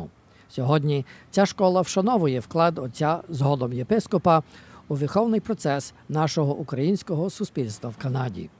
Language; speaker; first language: Ukrainian; early bilingual, heritage; Ukrainian